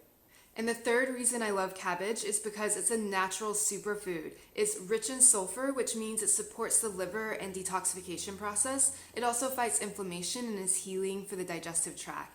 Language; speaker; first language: English; native; English